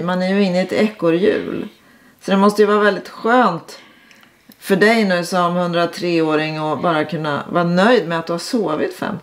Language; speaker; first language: Swedish; native; Swedish